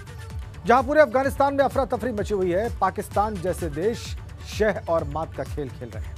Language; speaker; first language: Hindi; native; Hindi